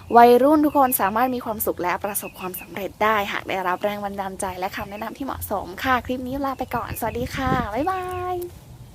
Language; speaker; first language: Thai; native; Thai